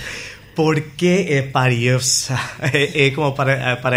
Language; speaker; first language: Spanish; non-native, learner; English